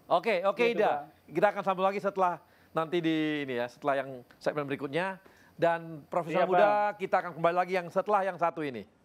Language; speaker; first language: Indonesian; native; Indonesian